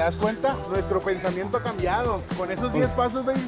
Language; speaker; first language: Spanish; native; Spanish